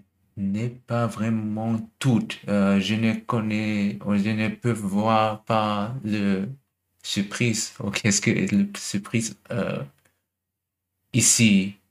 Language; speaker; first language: French; non-native, learner; German